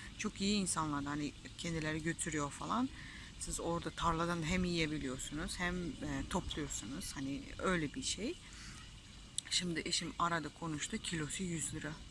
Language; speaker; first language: Turkish; non-native, fluent; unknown